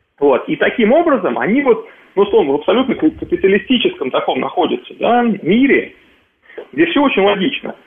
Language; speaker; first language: Russian; native; Russian